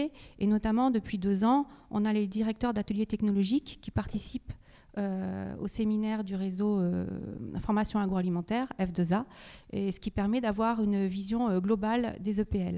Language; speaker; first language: French; native; French